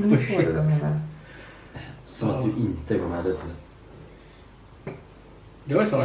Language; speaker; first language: Swedish; early bilingual, other home language; Thai